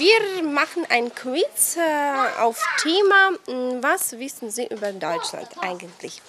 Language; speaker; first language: German; non-native, fluent; Ukrainian